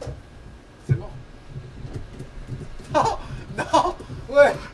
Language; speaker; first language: French; native; French